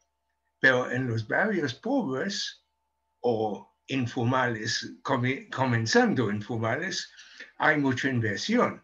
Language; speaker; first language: Spanish; non-native, fluent; English